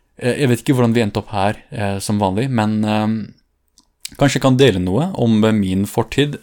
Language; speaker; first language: Norwegian; early bilingual, other home language; Kurdish